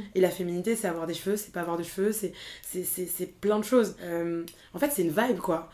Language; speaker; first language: French; native; French